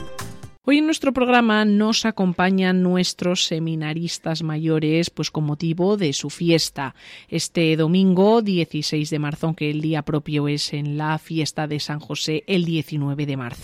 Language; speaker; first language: Spanish; native; Spanish